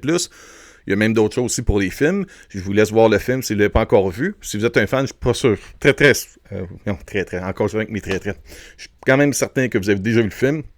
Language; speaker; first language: French; native; French